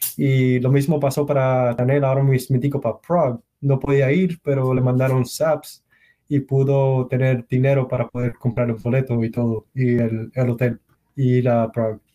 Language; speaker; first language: Spanish; early bilingual, heritage; Spanish